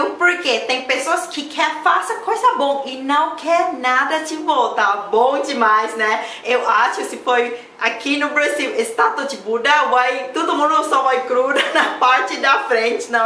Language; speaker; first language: Portuguese; non-native, learner; Thai